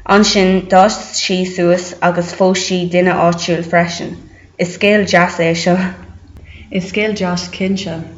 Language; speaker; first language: Irish; non-native, local second language; English